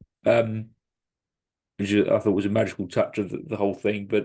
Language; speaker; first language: English; native; English